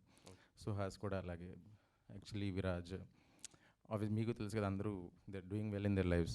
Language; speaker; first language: Telugu; native; Telugu